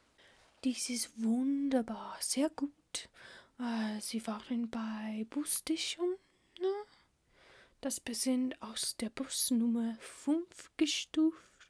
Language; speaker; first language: German; non-native, learner; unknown